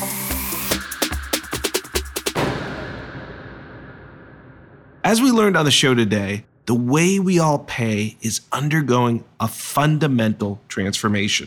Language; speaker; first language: English; native; English